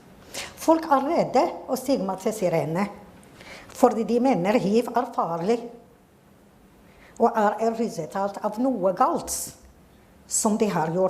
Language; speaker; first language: Norwegian; non-native, fluent; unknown